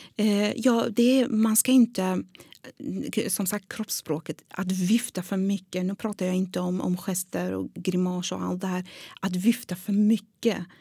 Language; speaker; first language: Swedish; non-native, fluent; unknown